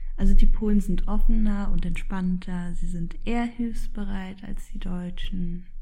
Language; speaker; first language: German; early bilingual, other home language; Polish